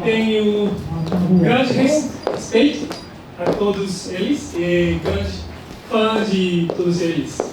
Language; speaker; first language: Portuguese; non-native, learner; Korean